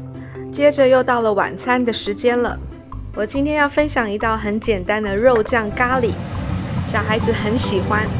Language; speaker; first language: Chinese; native; Chinese